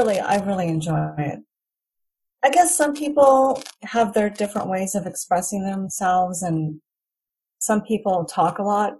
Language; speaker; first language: English; native; English